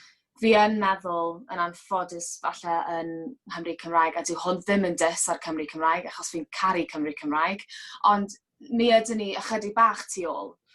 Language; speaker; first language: Welsh; native; Welsh